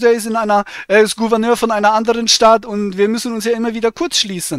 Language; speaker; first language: German; native; German